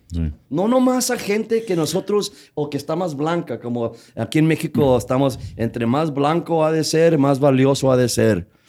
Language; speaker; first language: Spanish; native; Spanish